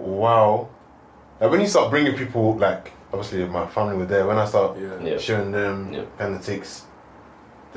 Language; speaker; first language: English; native; English